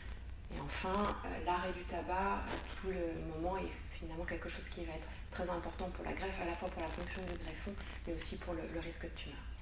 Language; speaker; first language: French; native; French